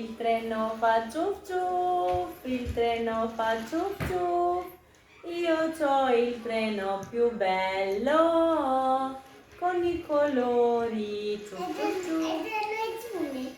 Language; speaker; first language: Italian; early bilingual, heritage; Albanian